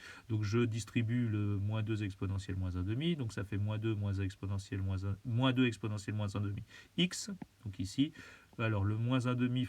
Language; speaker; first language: French; native; French